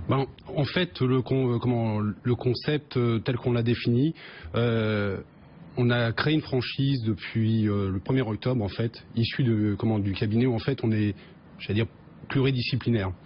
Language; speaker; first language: French; native; French